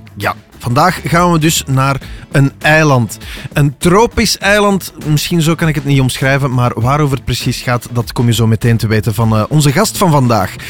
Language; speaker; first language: Dutch; native; Dutch